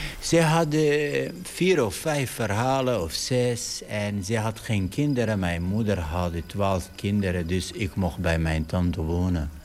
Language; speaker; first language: Dutch; non-native, fluent; Arabic